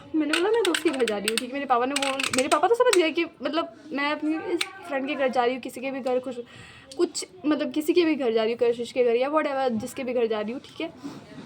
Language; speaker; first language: Hindi; non-native, local second language; Marwari